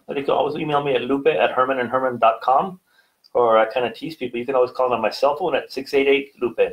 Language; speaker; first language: English; native; English